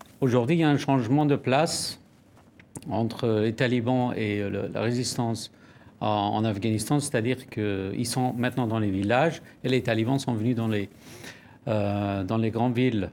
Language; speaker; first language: French; non-native, fluent; Persian